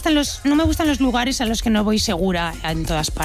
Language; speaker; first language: Spanish; native; Spanish